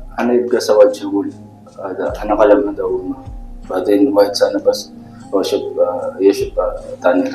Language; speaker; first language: Arabic; non-native, learner; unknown